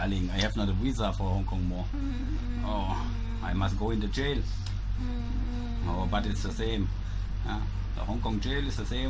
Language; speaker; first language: English; non-native, learner; German